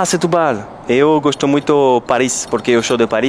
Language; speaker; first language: Portuguese; non-native, learner; French